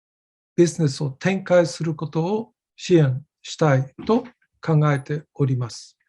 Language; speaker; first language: Japanese; non-native, fluent; German